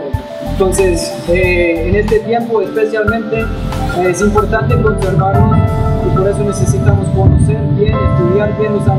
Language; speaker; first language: Spanish; non-native, fluent; English